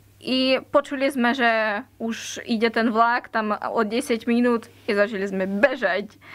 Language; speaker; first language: Slovak; non-native, fluent; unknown